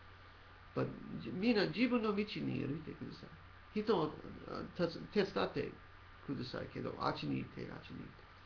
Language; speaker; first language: Japanese; non-native, learner; English